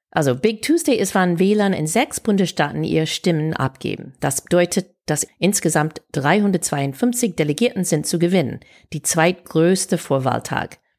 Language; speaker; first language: German; non-native, fluent; English